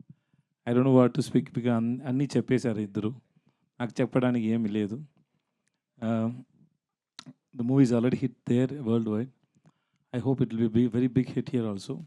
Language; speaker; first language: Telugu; non-native, learner; Tamil